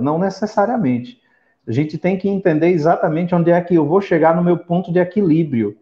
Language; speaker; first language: Portuguese; native; Portuguese